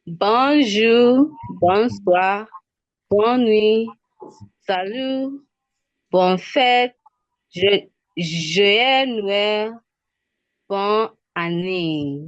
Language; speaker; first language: French; non-native, learner; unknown